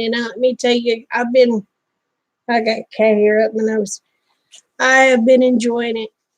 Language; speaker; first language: English; native; English